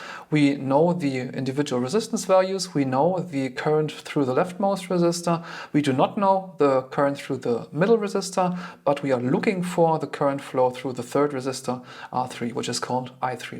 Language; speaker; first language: English; non-native, fluent; German